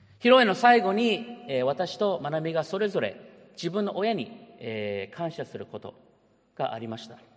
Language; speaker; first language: Japanese; early bilingual, heritage; Japanese